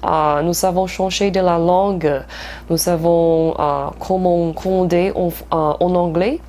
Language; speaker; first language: French; non-native, fluent; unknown